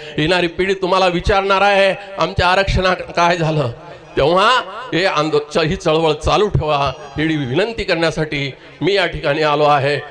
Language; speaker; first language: Marathi; non-native, local second language; Lambadi